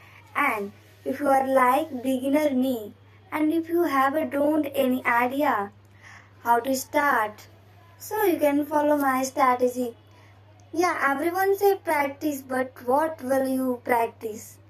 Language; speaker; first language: English; non-native, learner; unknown